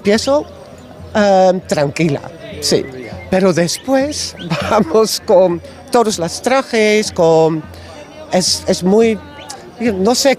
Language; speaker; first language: Spanish; non-native, learner; Dutch